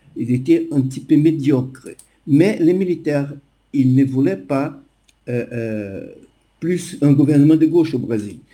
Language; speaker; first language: French; non-native, fluent; Portuguese